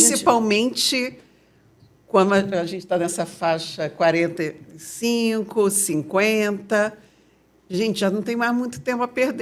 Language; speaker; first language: Portuguese; native; Portuguese